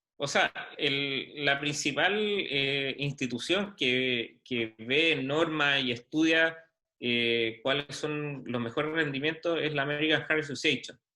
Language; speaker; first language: Spanish; native; Spanish